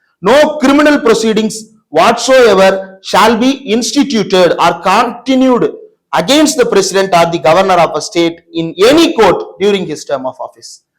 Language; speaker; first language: English; non-native, local second language; Tamil